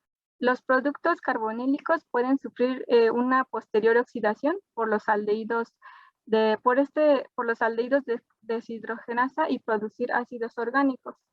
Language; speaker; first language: Spanish; native; Spanish